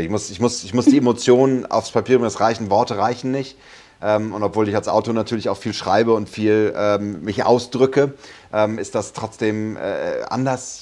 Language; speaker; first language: German; native; German